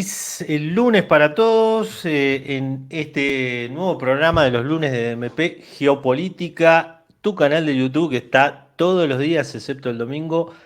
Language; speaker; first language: Spanish; native; Spanish